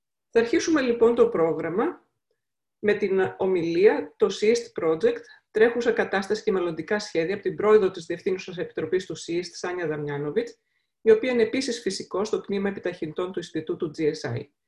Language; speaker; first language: Greek; native; Greek